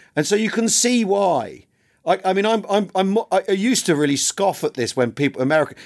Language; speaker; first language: English; native; English